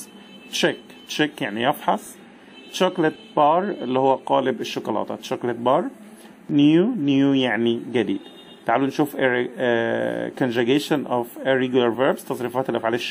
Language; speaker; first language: Arabic; native; Arabic